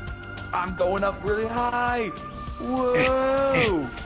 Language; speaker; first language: English; native; English